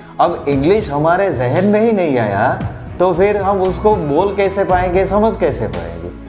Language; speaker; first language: Hindi; non-native, local second language; Gujarati